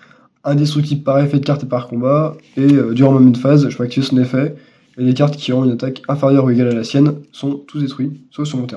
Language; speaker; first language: French; native; French